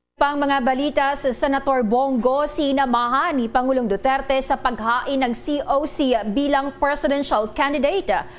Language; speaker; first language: Filipino; native; Filipino